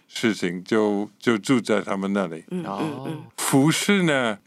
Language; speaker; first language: Chinese; non-native, fluent; English